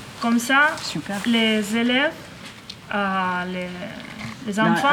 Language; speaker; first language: French; non-native, learner; Catalan